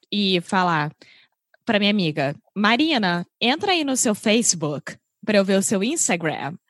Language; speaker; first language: Portuguese; native; Portuguese